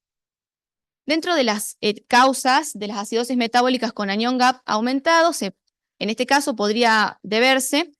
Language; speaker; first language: Spanish; native; Spanish